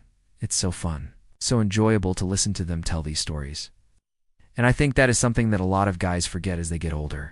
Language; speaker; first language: English; native; English